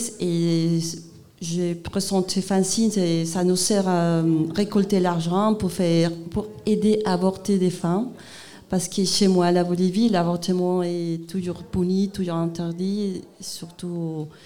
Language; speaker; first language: French; non-native, learner; Spanish